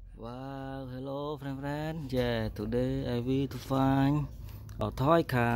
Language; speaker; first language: English; non-native, learner; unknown